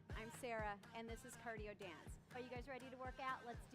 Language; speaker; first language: English; native; English